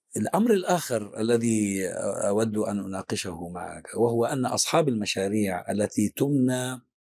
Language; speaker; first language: Arabic; native; Arabic